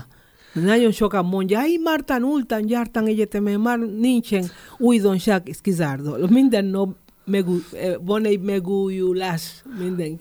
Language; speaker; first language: Hungarian; non-native, learner; Spanish